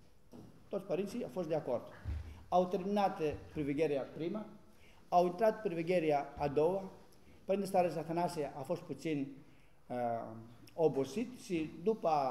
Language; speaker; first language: Romanian; non-native, learner; Greek